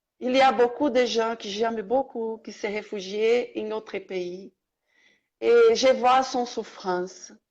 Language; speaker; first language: French; non-native, learner; Portuguese